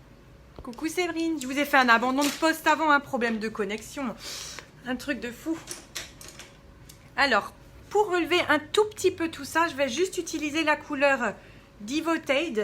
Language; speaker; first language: French; native; French